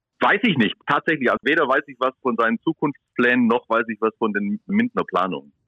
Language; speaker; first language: German; native; German